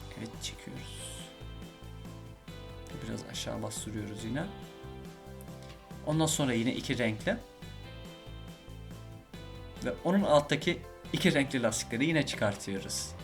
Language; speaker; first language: Turkish; early bilingual, heritage; Turkish